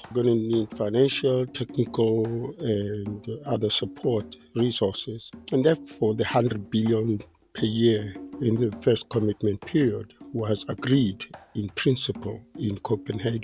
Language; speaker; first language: English; non-native, local second language; Tswana